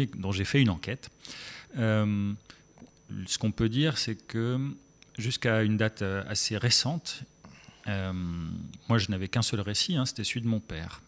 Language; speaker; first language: French; early bilingual, other home language; German